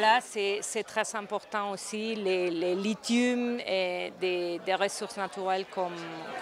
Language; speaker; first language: French; non-native, fluent; Spanish